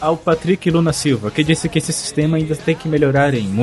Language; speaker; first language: Portuguese; native; Portuguese